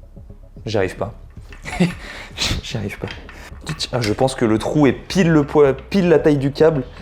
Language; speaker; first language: French; native; French